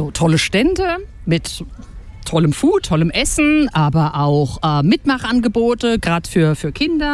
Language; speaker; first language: German; native; German